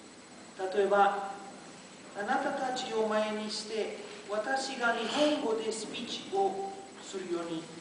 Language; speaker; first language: Japanese; non-native, learner; Portuguese